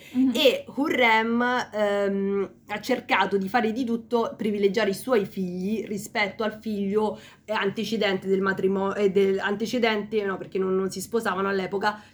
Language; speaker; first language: Italian; early bilingual, other home language; Spanish